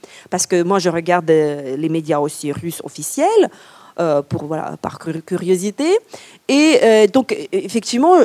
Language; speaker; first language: French; non-native, fluent; Ukrainian